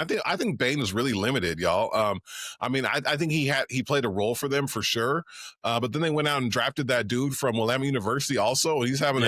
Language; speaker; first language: English; native; English